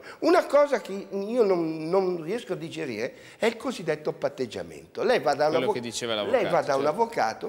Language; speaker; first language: Italian; native; Italian